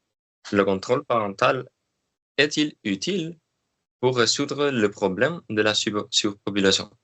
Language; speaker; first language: French; non-native, learner; Spanish